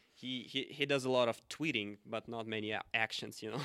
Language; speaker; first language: English; non-native, fluent; Russian